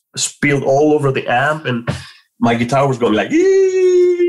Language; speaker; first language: English; non-native, fluent; Greek